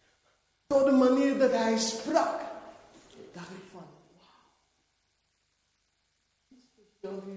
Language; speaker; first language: Dutch; non-native, fluent; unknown